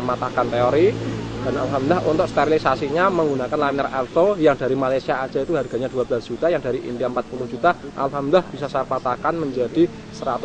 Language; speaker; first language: Indonesian; non-native, local second language; Javanese